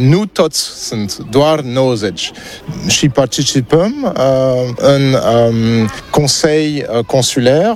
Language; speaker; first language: Romanian; non-native, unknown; French